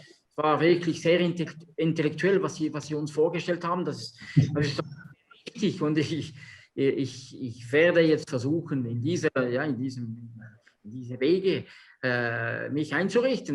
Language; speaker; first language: German; non-native, local second language; French